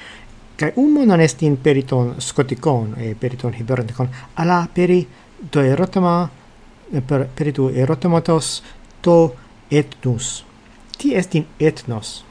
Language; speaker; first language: Greek; non-native, fluent; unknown